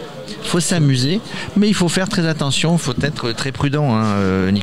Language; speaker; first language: French; native; French